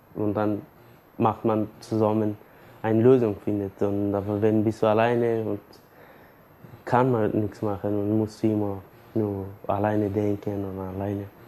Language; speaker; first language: German; non-native, learner; Persian